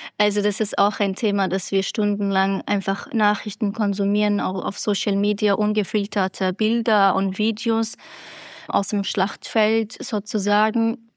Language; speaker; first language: German; non-native, fluent; Kurdish